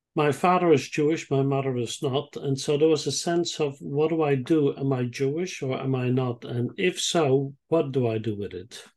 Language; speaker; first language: English; non-native, fluent; Dutch